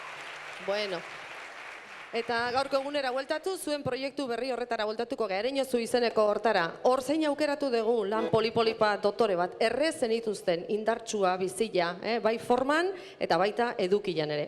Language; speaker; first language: Basque; native; Basque